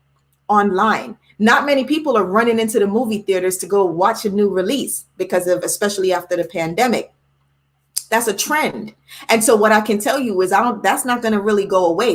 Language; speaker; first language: English; native; English